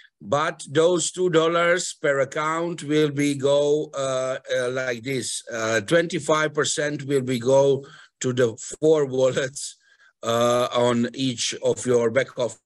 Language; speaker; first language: English; non-native, fluent; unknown